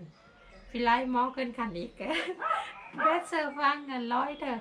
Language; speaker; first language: German; non-native, learner; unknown